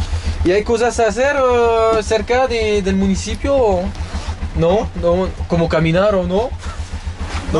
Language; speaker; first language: Spanish; non-native, learner; French